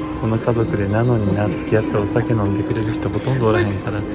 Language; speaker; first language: Japanese; native; Japanese